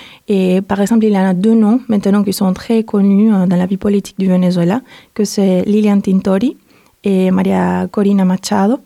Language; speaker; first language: French; non-native, fluent; Spanish